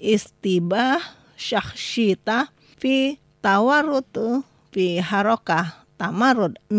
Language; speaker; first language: Arabic; non-native, fluent; Indonesian